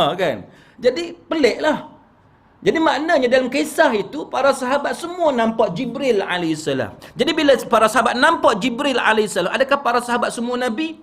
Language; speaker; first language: Malay; native; Malay